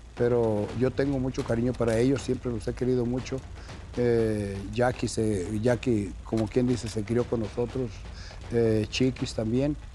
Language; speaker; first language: Spanish; native; Spanish